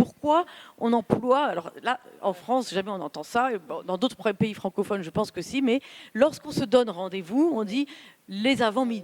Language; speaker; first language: French; native; French